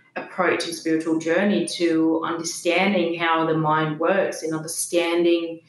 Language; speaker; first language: English; non-native, fluent; Danish